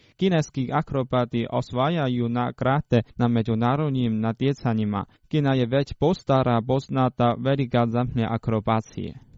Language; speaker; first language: Croatian; non-native, fluent; Chinese